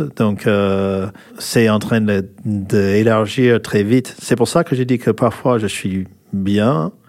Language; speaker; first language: French; non-native, fluent; English